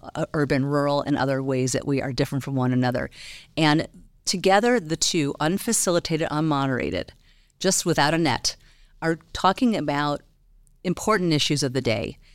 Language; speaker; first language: English; native; English